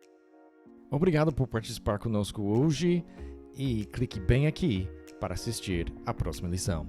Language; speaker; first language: Portuguese; non-native, fluent; English